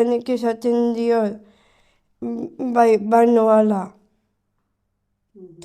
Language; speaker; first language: Basque; non-native, local second language; Spanish